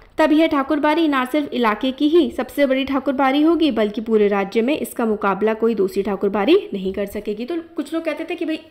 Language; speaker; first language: Hindi; native; Hindi